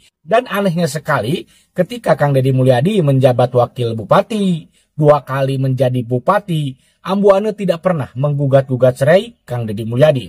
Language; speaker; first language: Indonesian; native; Indonesian